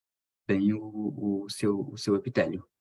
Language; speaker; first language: Portuguese; native; Portuguese